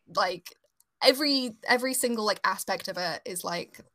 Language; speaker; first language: English; native; English